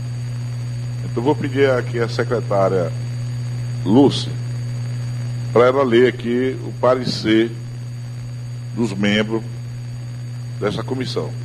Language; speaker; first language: Portuguese; native; Portuguese